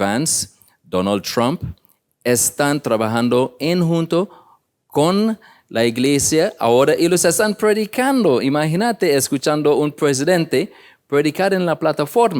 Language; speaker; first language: Spanish; non-native, learner; English